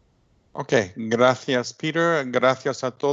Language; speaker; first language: Spanish; non-native, fluent; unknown